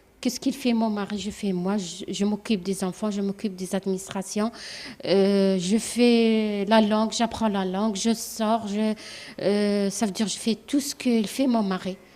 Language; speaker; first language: French; non-native, local second language; Arabic